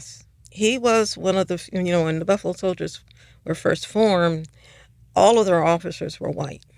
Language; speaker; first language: English; native; English